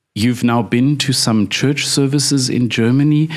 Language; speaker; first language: English; early bilingual, other home language; German